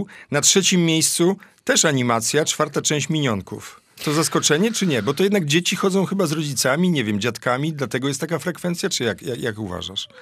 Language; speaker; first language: Polish; native; Polish